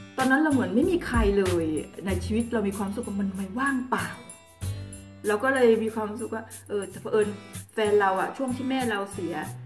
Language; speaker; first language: Thai; native; Thai